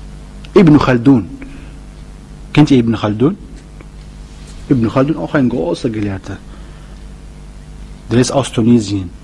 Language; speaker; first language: German; non-native, learner; Arabic